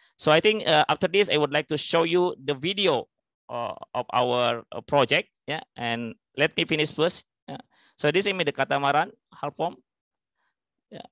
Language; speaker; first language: English; non-native, fluent; Indonesian